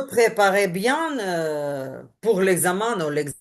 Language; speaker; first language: French; non-native, learner; Ukrainian